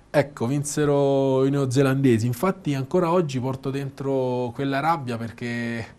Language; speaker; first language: Italian; native; Italian